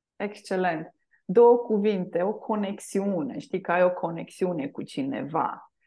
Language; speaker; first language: Romanian; native; Romanian